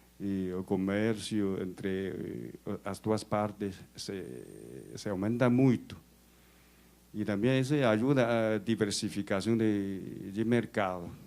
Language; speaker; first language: Portuguese; non-native, learner; Chinese